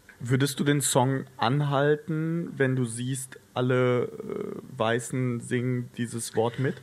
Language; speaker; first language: German; early bilingual, other home language; Russian